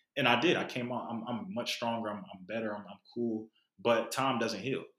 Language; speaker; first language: English; native; English